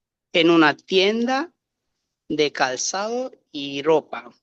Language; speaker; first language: Spanish; non-native, learner; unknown